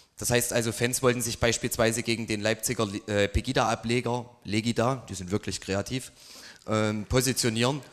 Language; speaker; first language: German; native; German